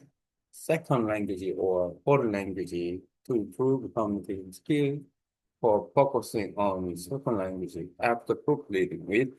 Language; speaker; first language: English; non-native, learner; Korean